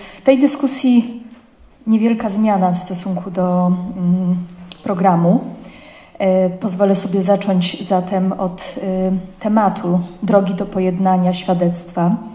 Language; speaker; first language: Polish; native; Polish